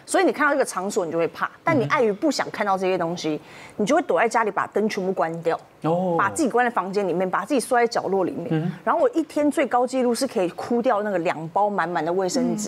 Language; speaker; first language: Chinese; native; Chinese